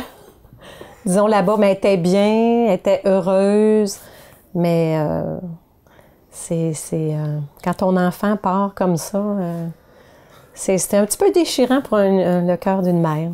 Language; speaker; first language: French; native; French